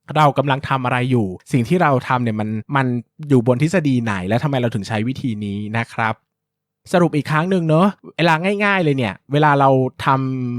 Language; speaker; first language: Thai; native; Thai